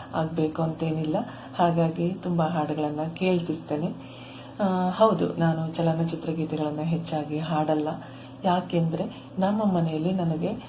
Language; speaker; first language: Kannada; native; Kannada